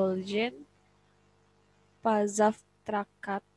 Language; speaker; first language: Russian; non-native, learner; Indonesian